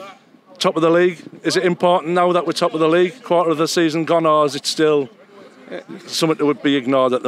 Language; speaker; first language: English; native; English